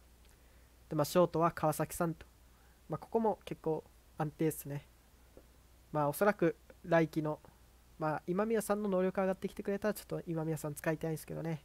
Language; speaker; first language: Japanese; native; Japanese